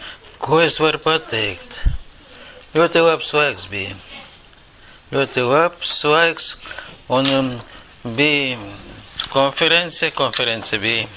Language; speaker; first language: Latvian; non-native, local second language; Russian